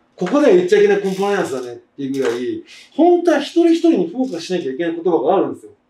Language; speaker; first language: Japanese; native; Japanese